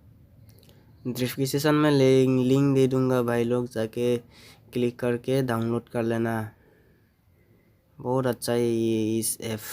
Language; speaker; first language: Hindi; non-native, local second language; Assamese